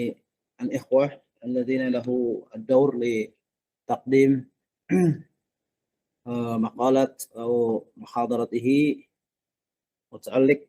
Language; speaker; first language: Arabic; non-native, fluent; Indonesian